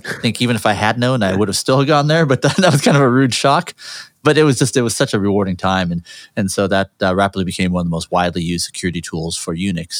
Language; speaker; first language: English; native; English